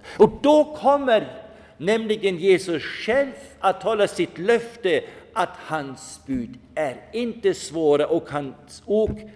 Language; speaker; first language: Swedish; non-native, fluent; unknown